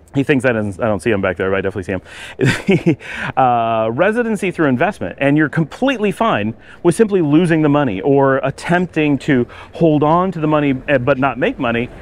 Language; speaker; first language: English; native; English